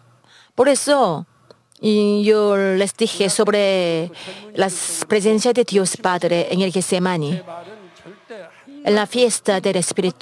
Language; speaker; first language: Spanish; non-native, fluent; Korean